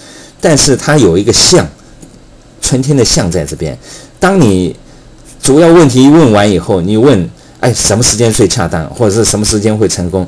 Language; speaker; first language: Chinese; native; Chinese